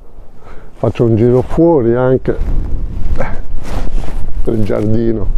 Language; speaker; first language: Italian; non-native, learner; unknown